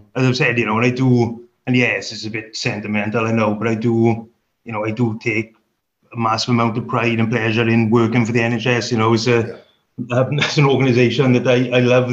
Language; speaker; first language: English; native; English